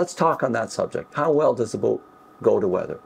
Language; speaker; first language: English; native; English